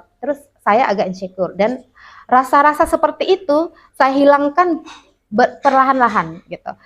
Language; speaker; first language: Indonesian; non-native, local second language; Minangkabau